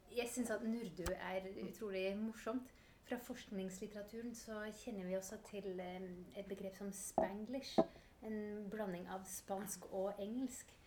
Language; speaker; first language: Norwegian; non-native, fluent; Dutch